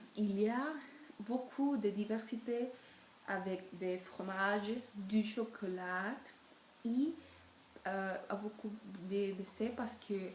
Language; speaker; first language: French; non-native, learner; Spanish